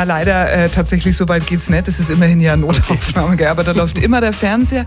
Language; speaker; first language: German; native; German